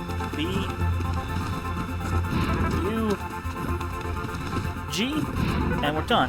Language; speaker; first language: English; native; English